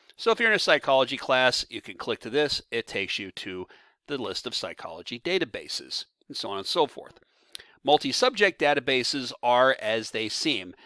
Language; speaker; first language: English; native; English